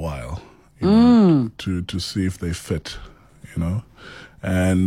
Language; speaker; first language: English; non-native, local second language; Xhosa